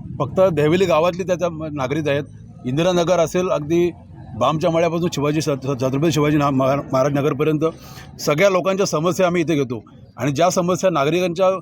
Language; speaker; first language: Marathi; native; Marathi